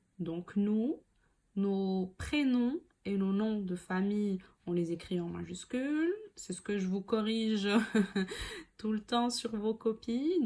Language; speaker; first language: French; non-native, local second language; Arabic